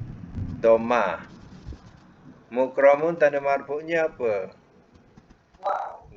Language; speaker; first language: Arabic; non-native, fluent; Malay